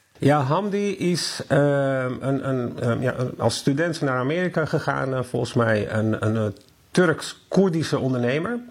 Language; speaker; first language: Dutch; non-native, fluent; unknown